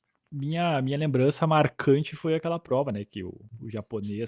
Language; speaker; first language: Portuguese; native; Portuguese